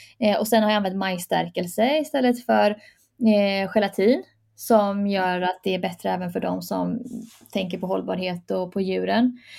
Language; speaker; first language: Swedish; early bilingual, other home language; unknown